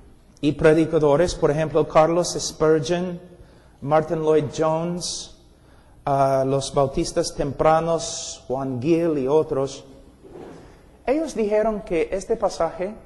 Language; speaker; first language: Spanish; non-native, fluent; English